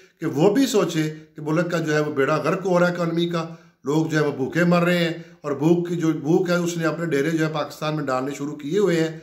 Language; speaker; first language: Urdu; non-native, local second language; Punjabi